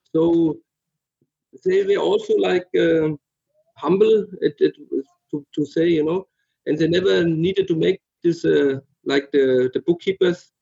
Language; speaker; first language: English; non-native, fluent; German